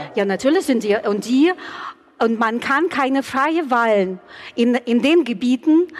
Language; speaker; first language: German; non-native, fluent; Ukrainian